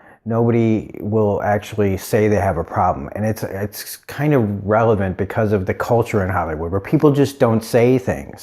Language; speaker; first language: English; native; English